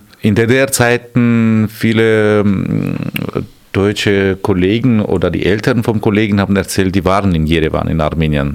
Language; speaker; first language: German; non-native, fluent; Armenian